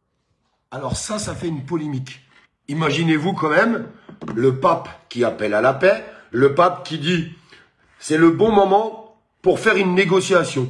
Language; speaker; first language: French; native; French